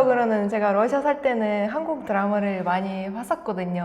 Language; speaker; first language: Korean; non-native, fluent; Russian